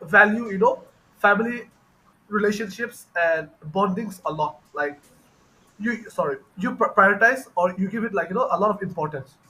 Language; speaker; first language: English; non-native, fluent; Bangla